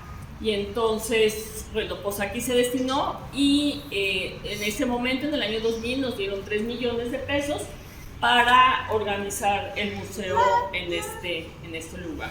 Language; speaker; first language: Spanish; native; Spanish